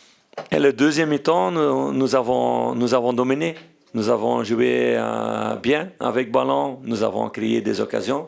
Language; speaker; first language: French; non-native, fluent; Dutch